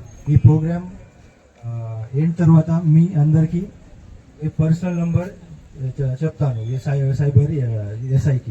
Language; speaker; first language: Telugu; non-native, learner; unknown